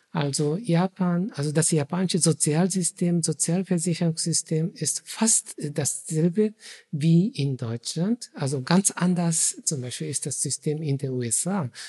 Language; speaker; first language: German; non-native, fluent; Japanese